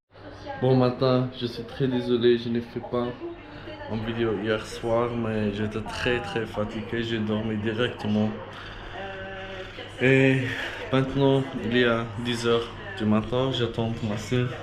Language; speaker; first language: French; non-native, learner; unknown